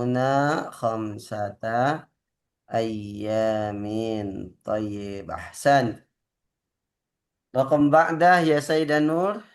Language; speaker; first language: Arabic; non-native, fluent; Indonesian